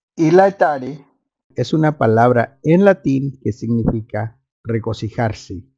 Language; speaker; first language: Spanish; non-native, fluent; English